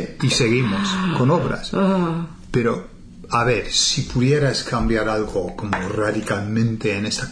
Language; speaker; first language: Spanish; non-native, fluent; English